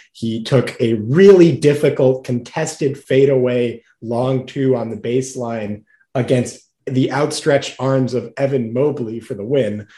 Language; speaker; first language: English; native; English